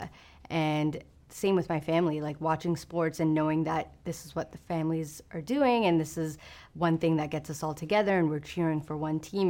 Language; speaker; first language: English; native; English